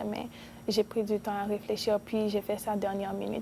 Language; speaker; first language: French; non-native, local second language; Spanish